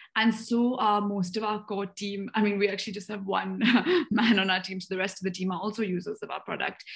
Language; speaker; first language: English; native; English